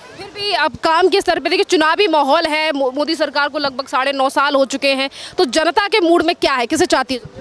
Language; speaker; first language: Hindi; native; Hindi